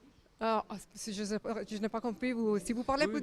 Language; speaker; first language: French; non-native, learner; Italian